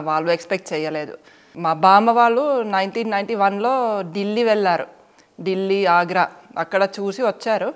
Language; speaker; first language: Telugu; non-native, fluent; Finnish